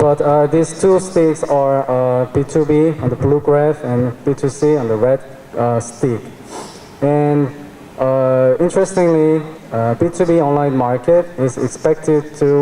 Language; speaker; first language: English; non-native, fluent; Korean